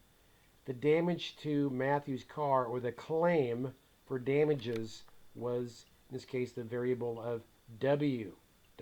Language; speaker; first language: English; native; English